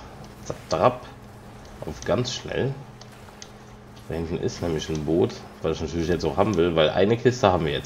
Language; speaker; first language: German; native; German